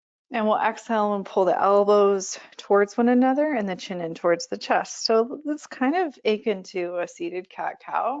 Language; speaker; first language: English; native; English